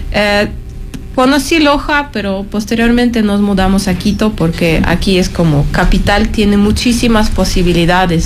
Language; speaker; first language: Spanish; non-native, fluent; Ukrainian